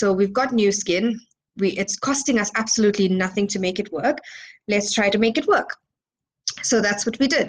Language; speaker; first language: English; native; English